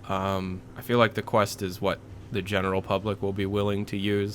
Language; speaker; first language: English; native; English